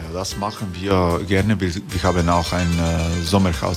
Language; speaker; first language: German; non-native, learner; Croatian